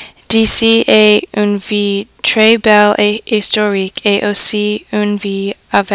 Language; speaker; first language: French; non-native, learner; English